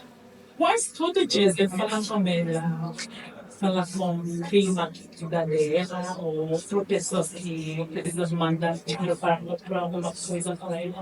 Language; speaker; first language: Portuguese; non-native, learner; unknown